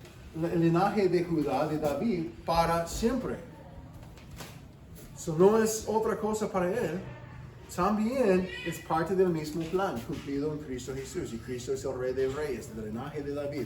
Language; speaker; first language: Spanish; non-native, fluent; English